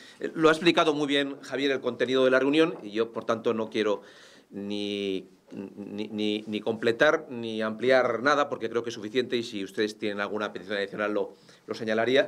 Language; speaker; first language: Spanish; native; Spanish